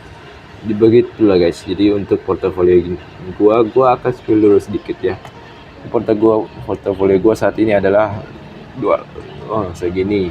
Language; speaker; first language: Indonesian; native; Indonesian